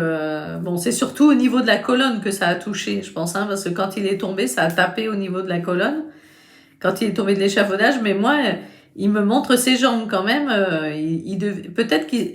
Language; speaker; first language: French; native; French